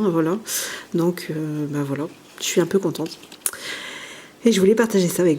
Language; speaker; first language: French; native; French